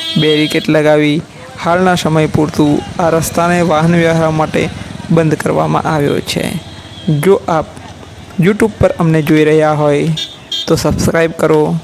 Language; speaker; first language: Gujarati; native; Gujarati